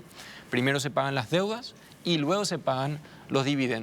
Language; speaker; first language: Spanish; native; Spanish